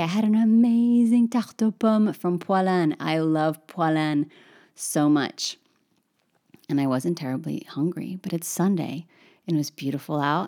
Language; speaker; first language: English; native; English